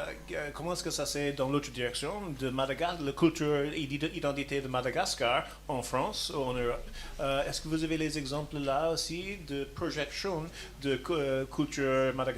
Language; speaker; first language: French; non-native, fluent; English